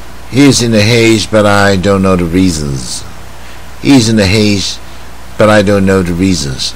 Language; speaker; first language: English; non-native, fluent; Chinese